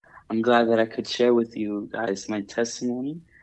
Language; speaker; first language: English; early bilingual, other home language; Spanish